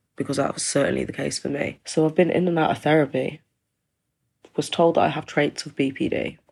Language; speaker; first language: English; native; English